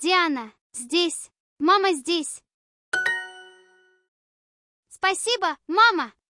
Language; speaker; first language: Russian; non-native, learner; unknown